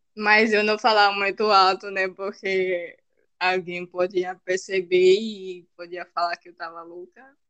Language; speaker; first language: Portuguese; non-native, fluent; Spanish